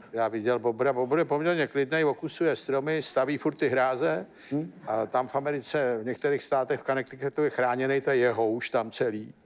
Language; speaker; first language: Czech; native; Czech